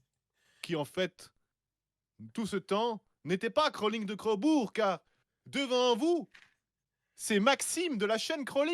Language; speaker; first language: French; native; French